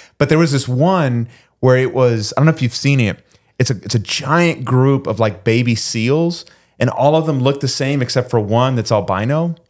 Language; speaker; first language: English; early bilingual, other home language; Spanish